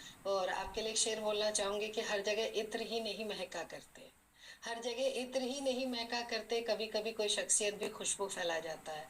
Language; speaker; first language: Hindi; native; Hindi